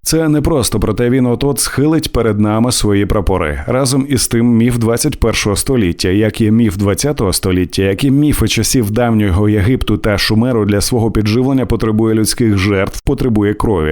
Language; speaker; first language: Ukrainian; native; Ukrainian